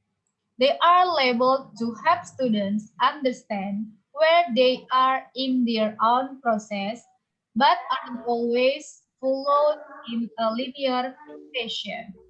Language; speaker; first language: English; non-native, fluent; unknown